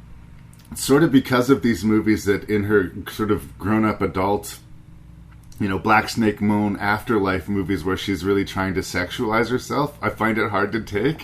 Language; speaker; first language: English; native; English